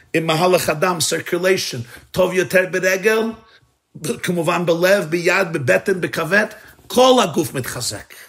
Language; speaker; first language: Hebrew; non-native, fluent; English